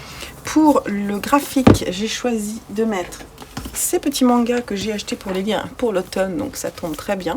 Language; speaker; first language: French; native; French